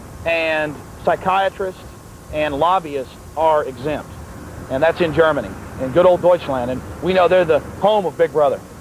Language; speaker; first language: English; native; English